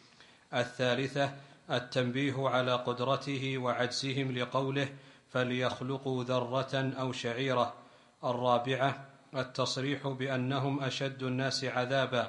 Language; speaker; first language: Arabic; native; Arabic